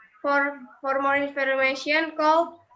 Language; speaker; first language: English; non-native, learner; Indonesian